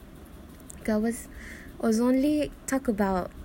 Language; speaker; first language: English; non-native, local second language; Malay